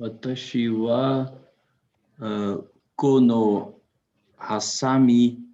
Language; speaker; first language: Japanese; non-native, learner; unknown